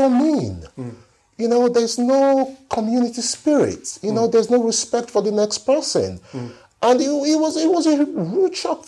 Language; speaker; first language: English; non-native, local second language; Yoruba